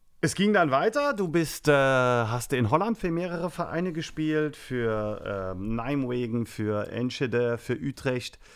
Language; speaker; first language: German; native; German